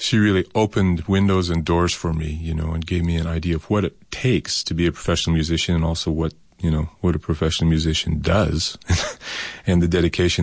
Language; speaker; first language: English; native; English